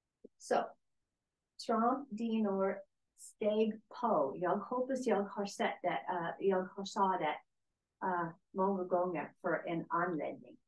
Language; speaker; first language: Swedish; non-native, learner; English